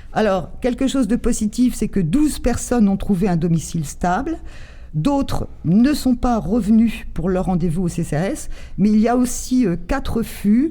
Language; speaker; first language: French; native; French